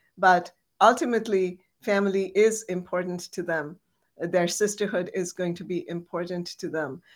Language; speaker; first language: English; non-native, local second language; Bangla